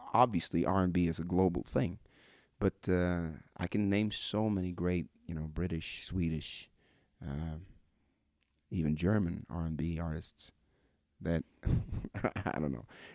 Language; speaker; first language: English; non-native, fluent; Norwegian